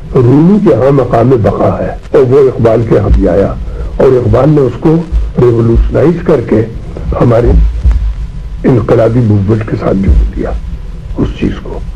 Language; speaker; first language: Urdu; native; Urdu